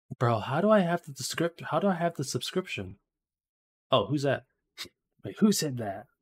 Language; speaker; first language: English; native; English